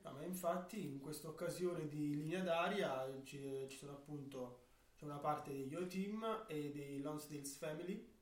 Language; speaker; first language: Italian; native; Italian